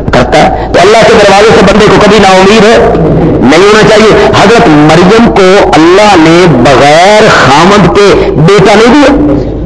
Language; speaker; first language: Urdu; non-native, local second language; Punjabi